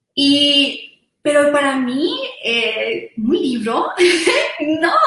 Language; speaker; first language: Spanish; early bilingual, heritage; Spanish